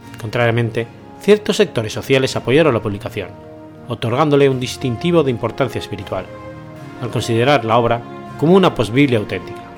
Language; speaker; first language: Spanish; native; Spanish